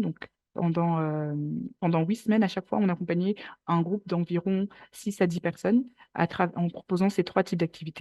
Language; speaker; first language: French; native; French